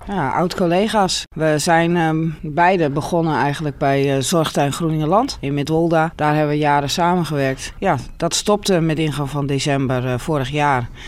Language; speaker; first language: Dutch; native; Dutch